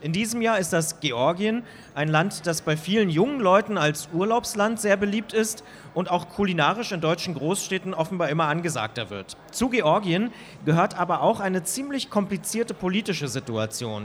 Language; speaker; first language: German; native; German